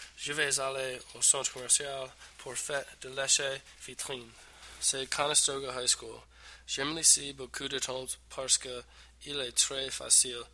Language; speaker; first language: French; non-native, learner; English